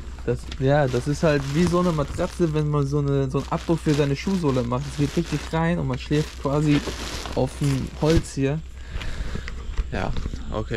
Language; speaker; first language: German; native; German